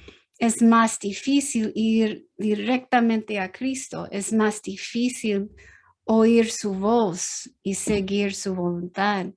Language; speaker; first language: Spanish; non-native, learner; English